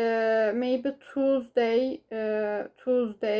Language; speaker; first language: English; non-native, learner; Turkish